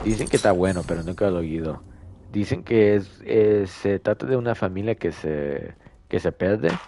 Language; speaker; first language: Spanish; early bilingual, heritage; Spanish